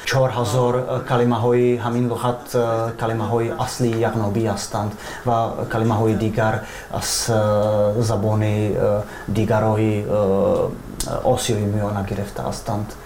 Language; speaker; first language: Persian; non-native, fluent; Czech